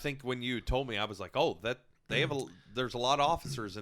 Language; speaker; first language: English; native; English